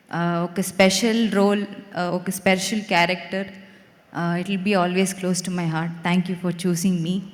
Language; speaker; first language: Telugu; non-native, fluent; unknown